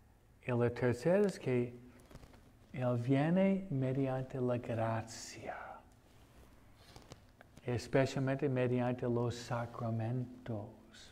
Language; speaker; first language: Spanish; non-native, fluent; English